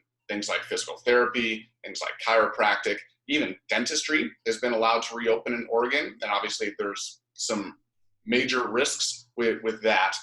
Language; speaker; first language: English; native; English